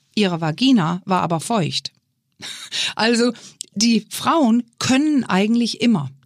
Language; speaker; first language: German; non-native, fluent; Danish